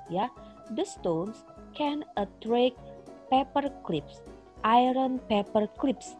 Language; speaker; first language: English; non-native, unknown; Indonesian